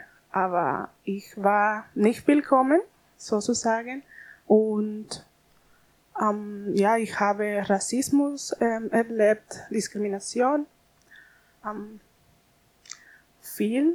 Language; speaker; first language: German; non-native, learner; Spanish